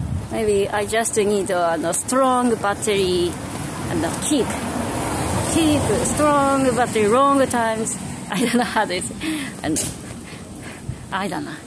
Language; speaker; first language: English; non-native, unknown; Japanese